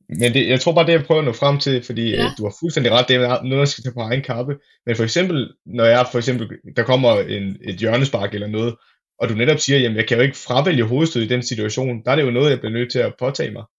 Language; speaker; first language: Danish; native; Danish